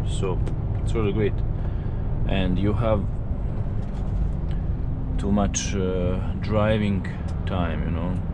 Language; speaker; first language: English; non-native, learner; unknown